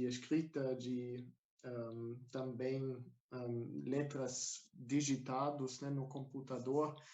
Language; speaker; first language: Portuguese; non-native, fluent; German